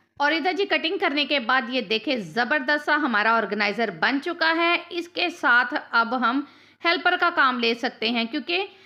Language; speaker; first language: Urdu; native; Urdu